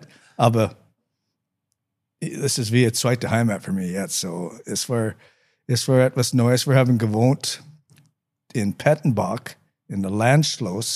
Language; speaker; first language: German; non-native, learner; English